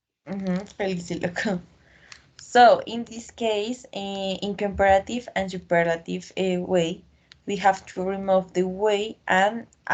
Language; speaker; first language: English; non-native, learner; Spanish